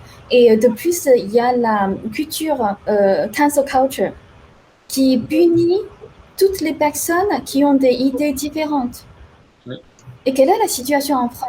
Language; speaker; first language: French; non-native, fluent; Chinese